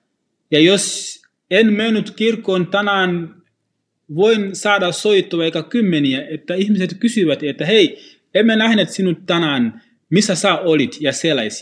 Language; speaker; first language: Finnish; non-native, fluent; Swahili